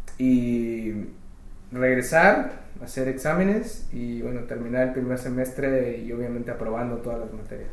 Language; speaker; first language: Spanish; native; Spanish